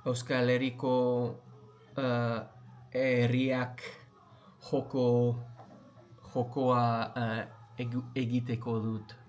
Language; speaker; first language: Basque; non-native, learner; English